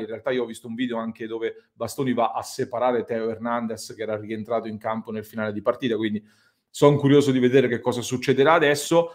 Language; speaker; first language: Italian; native; Italian